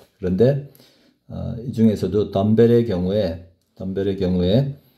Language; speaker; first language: Korean; native; Korean